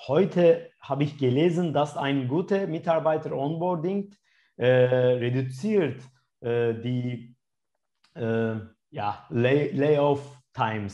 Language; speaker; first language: German; non-native, fluent; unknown